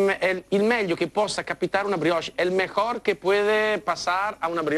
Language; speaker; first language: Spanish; non-native, learner; Italian